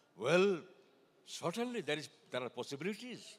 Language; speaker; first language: English; non-native, local second language; Odia